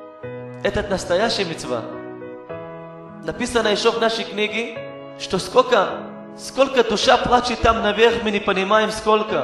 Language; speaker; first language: Russian; non-native, learner; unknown